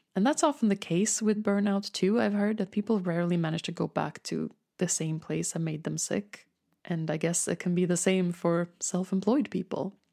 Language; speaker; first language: English; non-native, fluent; Swedish